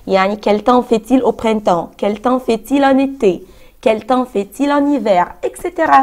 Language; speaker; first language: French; non-native, fluent; Arabic